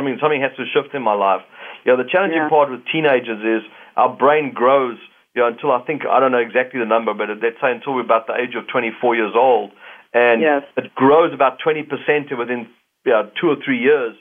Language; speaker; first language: English; native; English